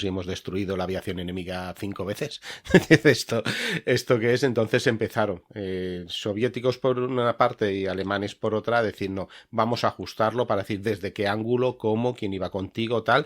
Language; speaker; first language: Spanish; native; Spanish